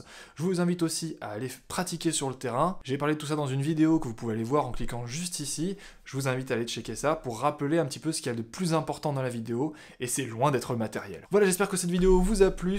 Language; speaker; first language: French; native; French